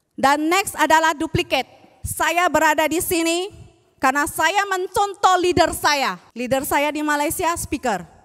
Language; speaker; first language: Indonesian; native; Indonesian